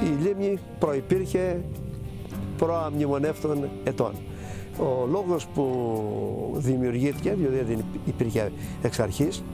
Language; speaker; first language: Greek; native; Greek